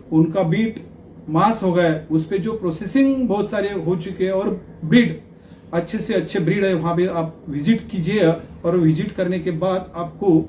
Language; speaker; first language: Hindi; non-native, local second language; Marathi